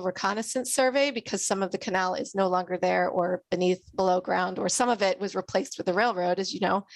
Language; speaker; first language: English; native; English